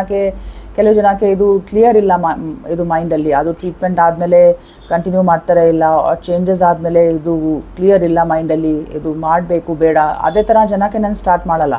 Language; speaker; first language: Kannada; non-native, fluent; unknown